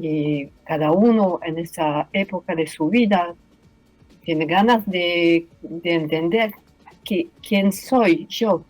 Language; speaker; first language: Spanish; non-native, fluent; French